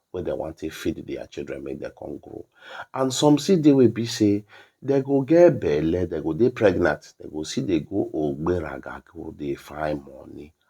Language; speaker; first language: Nigerian Pidgin; native; Nigerian Pidgin